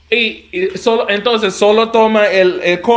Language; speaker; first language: Spanish; non-native, learner; English